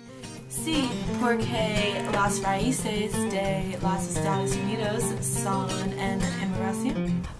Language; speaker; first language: Spanish; non-native, learner; English